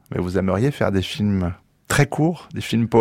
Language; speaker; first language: French; native; French